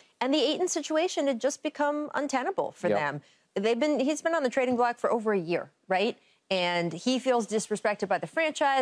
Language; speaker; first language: English; native; English